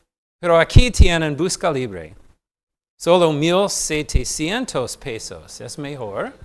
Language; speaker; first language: Spanish; non-native, fluent; English